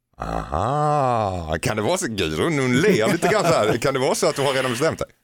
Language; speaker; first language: Swedish; native; Swedish